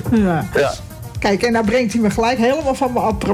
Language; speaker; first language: Dutch; native; Dutch